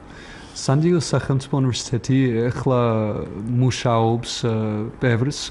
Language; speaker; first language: Georgian; non-native, learner; English